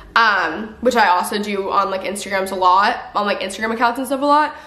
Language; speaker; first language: English; native; English